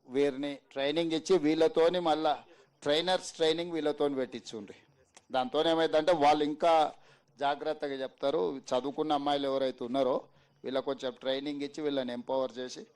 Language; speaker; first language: Telugu; native; Telugu